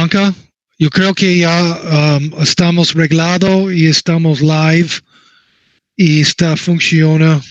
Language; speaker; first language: Spanish; non-native, learner; English